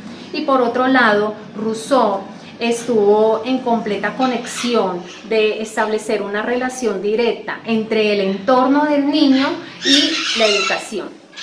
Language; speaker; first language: Spanish; native; Spanish